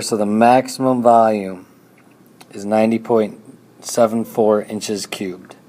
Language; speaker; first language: English; native; English